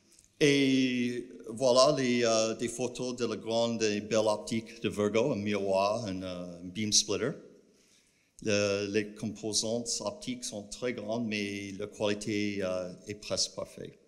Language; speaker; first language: French; non-native, fluent; English